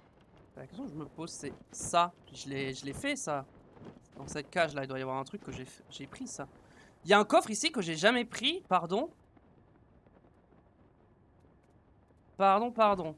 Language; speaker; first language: French; native; French